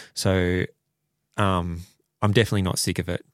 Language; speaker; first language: English; native; English